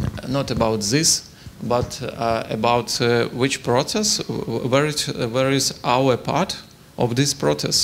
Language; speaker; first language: English; non-native, learner; Ukrainian